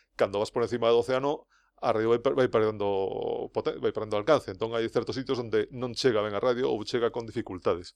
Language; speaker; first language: Galician; non-native, local second language; Spanish